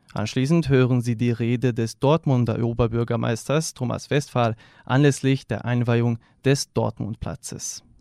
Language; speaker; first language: German; non-native, fluent; Serbian